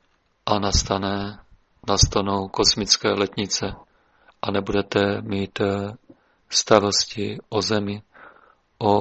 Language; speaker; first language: Czech; native; Czech